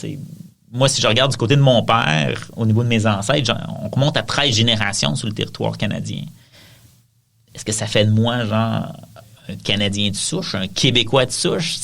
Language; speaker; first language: French; native; French